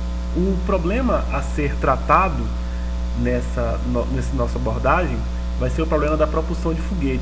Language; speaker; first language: Portuguese; native; Portuguese